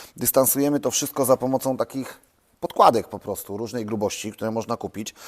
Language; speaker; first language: Polish; native; Polish